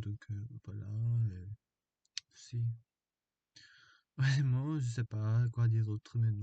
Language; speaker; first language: French; non-native, learner; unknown